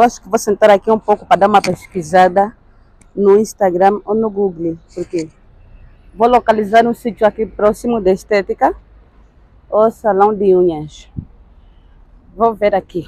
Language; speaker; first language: Portuguese; native; Portuguese